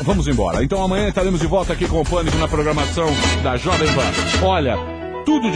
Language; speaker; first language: Portuguese; native; Portuguese